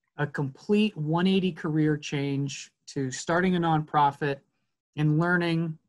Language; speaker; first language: English; native; English